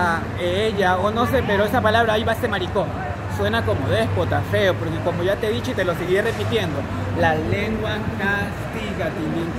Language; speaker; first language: Spanish; native; Spanish